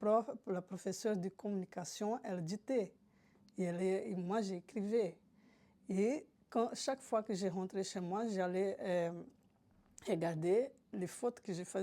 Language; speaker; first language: French; non-native, fluent; Portuguese